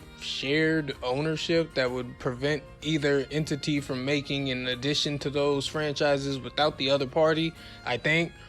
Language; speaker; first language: English; native; English